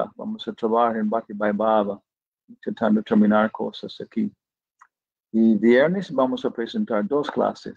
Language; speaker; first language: Spanish; non-native, fluent; English